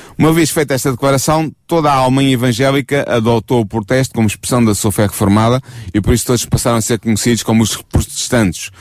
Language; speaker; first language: Portuguese; native; Portuguese